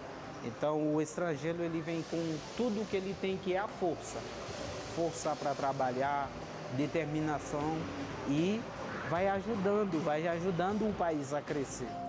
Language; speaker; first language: Portuguese; non-native, fluent; Spanish